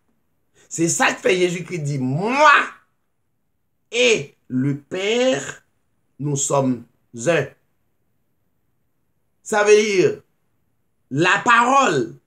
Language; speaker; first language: French; non-native, local second language; Haitian Creole